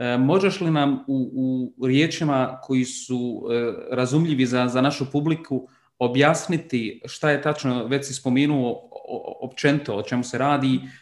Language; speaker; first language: Croatian; early bilingual, heritage; Bosnian